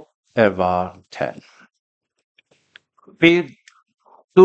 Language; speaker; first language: German; non-native, learner; Persian